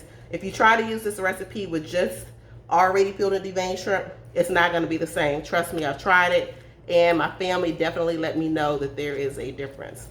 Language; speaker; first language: English; native; English